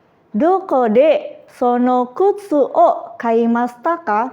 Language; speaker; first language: Japanese; non-native, learner; Indonesian